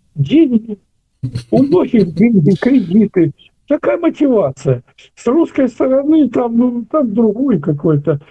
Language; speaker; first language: Russian; native; Russian